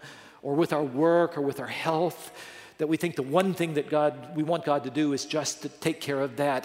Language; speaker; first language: English; native; English